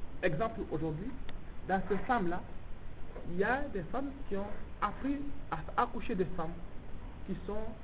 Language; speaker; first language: French; non-native, local second language; Tamasheq